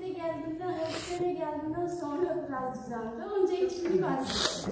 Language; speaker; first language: Turkish; non-native, learner; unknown